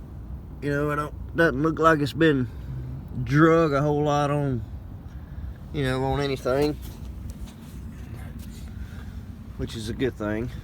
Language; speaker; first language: English; native; English